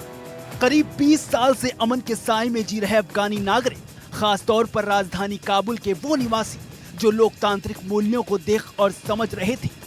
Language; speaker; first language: Hindi; native; Hindi